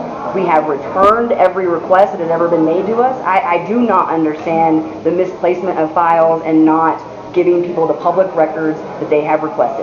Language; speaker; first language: English; native; English